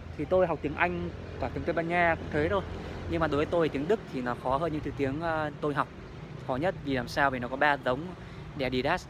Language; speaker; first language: Vietnamese; native; Vietnamese